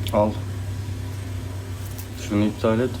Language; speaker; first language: Turkish; native; Turkish